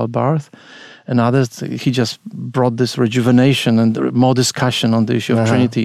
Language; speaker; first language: English; non-native, fluent; Polish